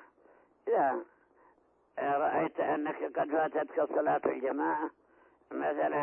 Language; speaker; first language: Arabic; native; Arabic